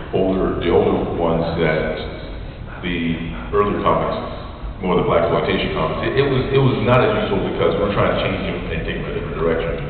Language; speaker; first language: English; native; English